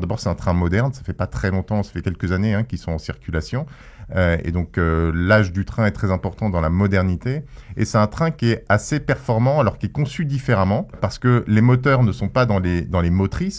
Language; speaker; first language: French; native; French